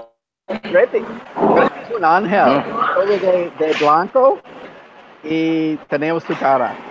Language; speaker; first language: Spanish; non-native, fluent; English